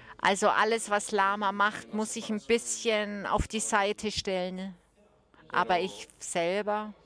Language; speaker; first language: German; non-native, fluent; English